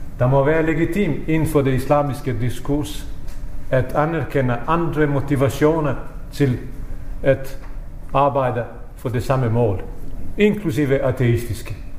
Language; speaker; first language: Danish; non-native, fluent; Bosnian